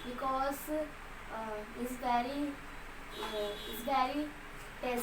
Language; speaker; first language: English; non-native, learner; Hindi